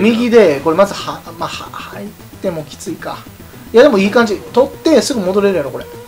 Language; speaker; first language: Japanese; native; Japanese